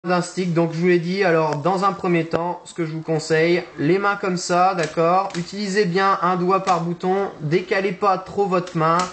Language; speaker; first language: French; native; French